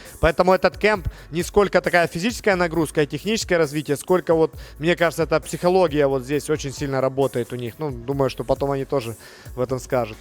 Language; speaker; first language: Russian; native; Russian